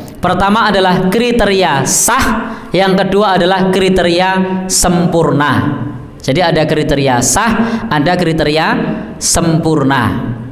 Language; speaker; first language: Indonesian; non-native, local second language; Javanese